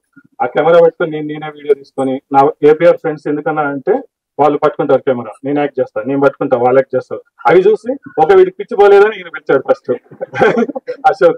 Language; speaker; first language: Telugu; native; Telugu